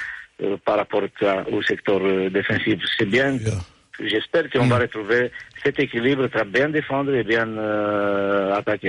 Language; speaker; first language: French; non-native, fluent; Romanian